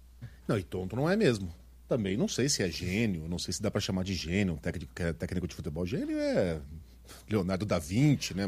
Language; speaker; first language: Portuguese; native; Portuguese